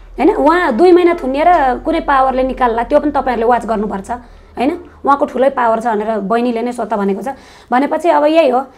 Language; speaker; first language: Nepali; native; Nepali